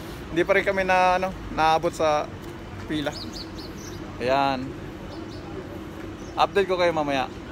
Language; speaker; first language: Filipino; non-native, local second language; Cebuano